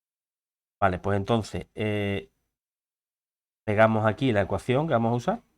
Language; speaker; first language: Spanish; native; Spanish